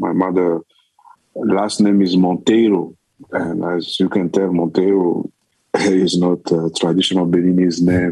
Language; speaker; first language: English; non-native, fluent; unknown